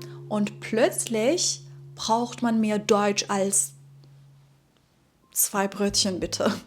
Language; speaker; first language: German; non-native, fluent; Persian